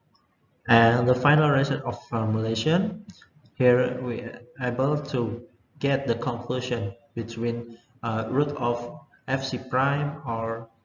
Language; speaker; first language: English; non-native, learner; Indonesian